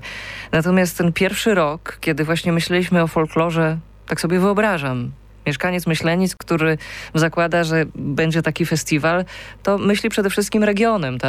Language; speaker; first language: Polish; native; Polish